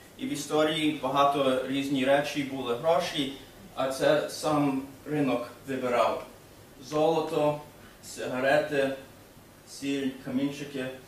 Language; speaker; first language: Ukrainian; early bilingual, heritage; Ukrainian